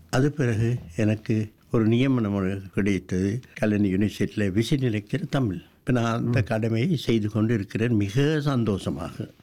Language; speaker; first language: Tamil; non-native, local second language; Sinhala